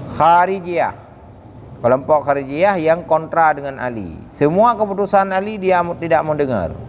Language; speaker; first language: Malay; non-native, local second language; Achinese